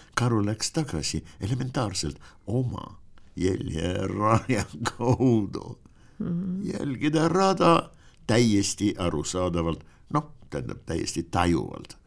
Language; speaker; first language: Estonian; non-native, local second language; Russian